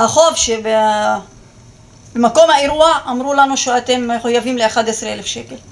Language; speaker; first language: Hebrew; non-native, local second language; Arabic